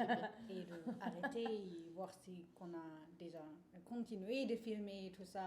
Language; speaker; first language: French; non-native, fluent; German